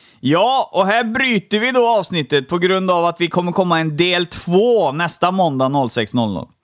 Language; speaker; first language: Swedish; native; Swedish